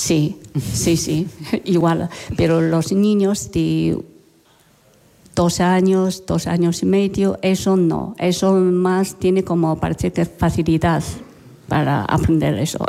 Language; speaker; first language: Spanish; non-native, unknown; Chinese